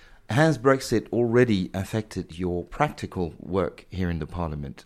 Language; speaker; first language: English; non-native, fluent; Danish